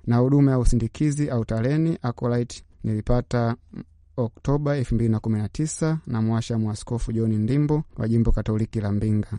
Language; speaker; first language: Swahili; native; Swahili